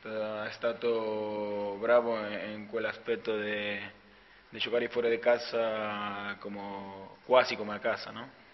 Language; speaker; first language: Italian; non-native, fluent; Spanish